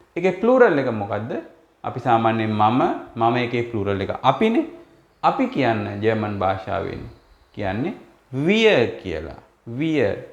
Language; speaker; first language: Sinhala; native; Sinhala